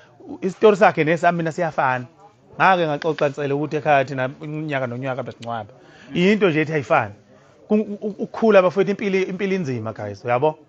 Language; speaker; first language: Zulu; native; Zulu